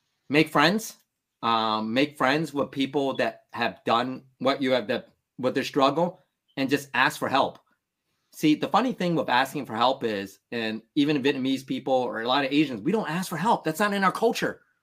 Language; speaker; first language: English; early bilingual, other home language; Vietnamese